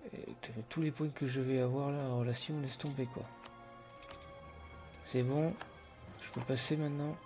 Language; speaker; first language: French; native; French